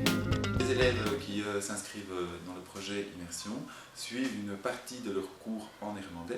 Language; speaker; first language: French; native; French